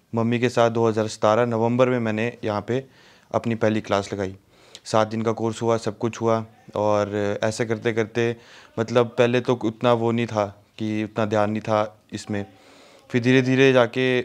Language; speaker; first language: Hindi; native; Hindi